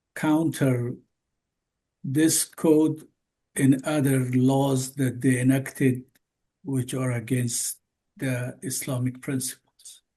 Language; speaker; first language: English; non-native, fluent; Persian